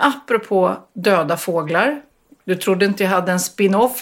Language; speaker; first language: Swedish; native; Swedish